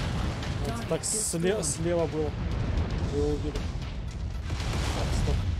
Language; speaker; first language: Russian; native; Russian